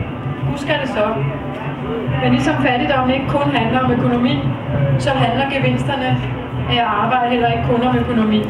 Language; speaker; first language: Danish; native; Danish